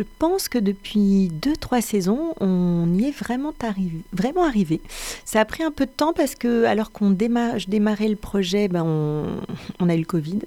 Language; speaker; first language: French; native; French